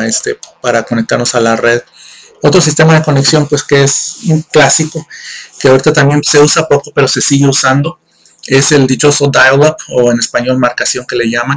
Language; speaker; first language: Spanish; native; Spanish